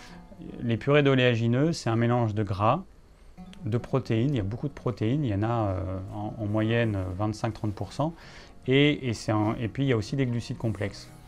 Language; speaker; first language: French; native; French